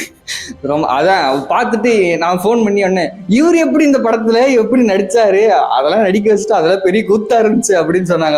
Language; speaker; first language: Tamil; native; Tamil